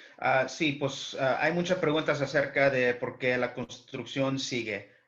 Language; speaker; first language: Spanish; early bilingual, heritage; English